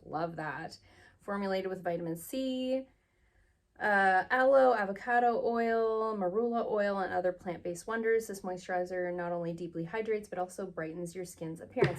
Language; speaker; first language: English; native; English